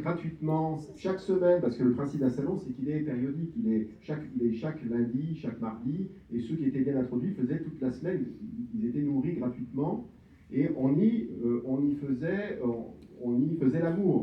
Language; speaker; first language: French; native; French